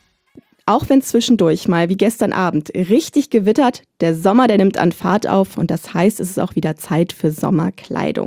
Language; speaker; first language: German; native; German